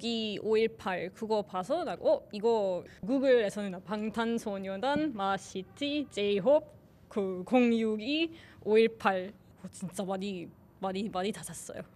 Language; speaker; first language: Korean; non-native, learner; Finnish